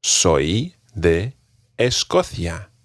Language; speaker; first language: Spanish; non-native, fluent; English